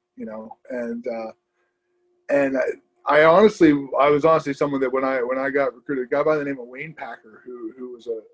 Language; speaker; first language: English; native; English